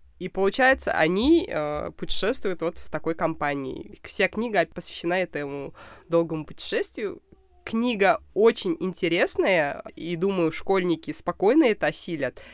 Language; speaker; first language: Russian; non-native, local second language; Kazakh